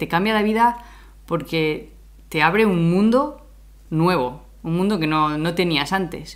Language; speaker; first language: Spanish; native; Spanish